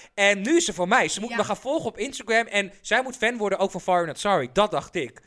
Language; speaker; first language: Dutch; early bilingual, other home language; Persian